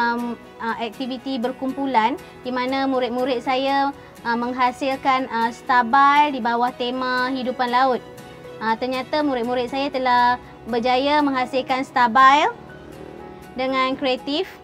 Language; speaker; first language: Malay; native; Malay